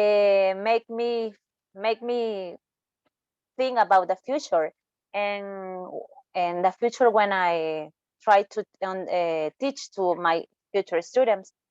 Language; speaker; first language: English; non-native, learner; Spanish